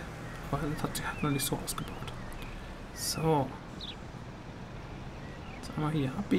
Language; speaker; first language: German; native; German